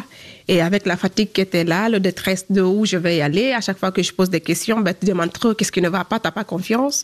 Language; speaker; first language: French; non-native, local second language; Fula